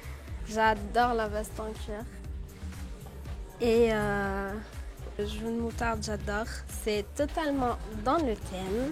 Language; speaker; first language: French; non-native, local second language; Arabic